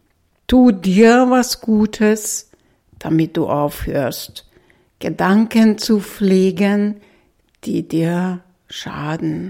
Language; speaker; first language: German; non-native, fluent; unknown